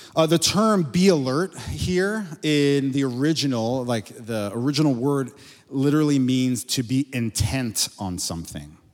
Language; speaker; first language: English; native; English